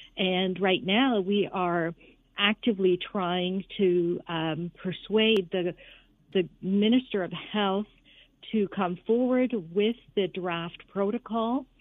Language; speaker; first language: English; native; English